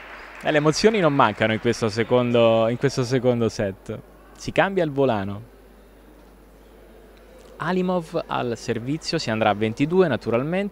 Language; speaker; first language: Italian; native; Italian